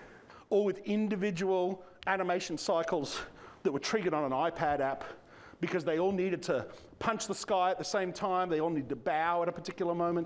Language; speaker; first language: English; native; English